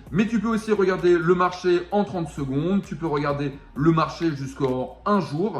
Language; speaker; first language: French; native; French